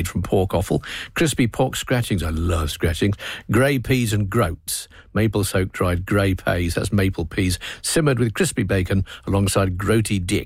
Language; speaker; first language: English; native; English